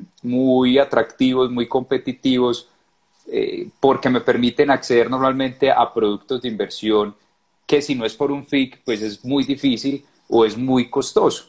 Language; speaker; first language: Spanish; native; Spanish